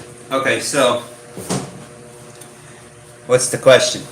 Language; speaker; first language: English; native; English